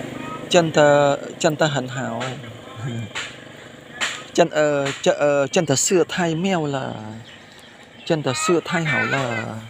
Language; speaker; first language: Chinese; non-native, learner; Khmer